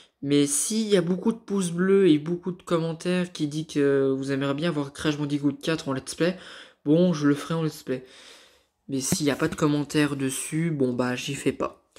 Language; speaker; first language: French; native; French